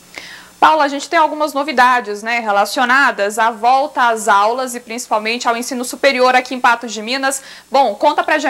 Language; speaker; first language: Portuguese; native; Portuguese